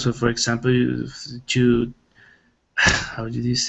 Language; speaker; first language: English; non-native, learner; Spanish